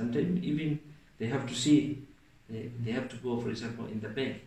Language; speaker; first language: English; non-native, local second language; Swahili